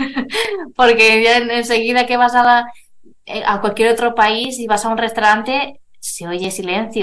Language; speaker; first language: Spanish; native; Spanish